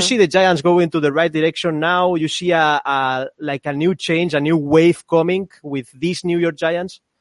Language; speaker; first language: English; non-native, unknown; Spanish